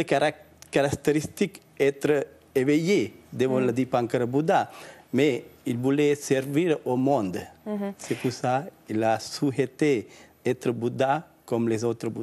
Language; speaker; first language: French; non-native, learner; Sinhala